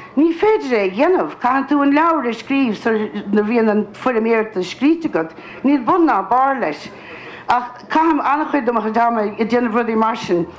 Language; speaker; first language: Irish; native; Irish